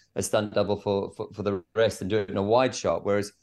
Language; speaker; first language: English; native; English